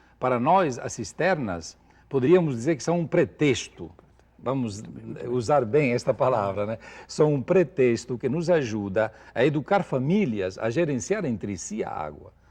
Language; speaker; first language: Portuguese; non-native, fluent; Italian